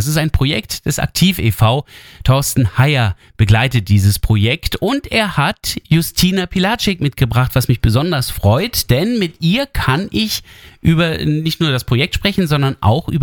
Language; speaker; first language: German; native; German